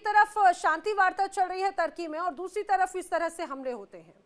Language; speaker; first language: Hindi; native; Hindi